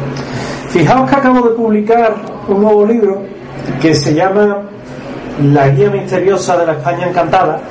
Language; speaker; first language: Spanish; native; Spanish